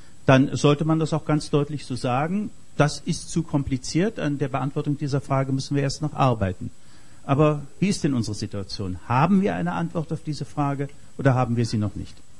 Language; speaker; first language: German; native; German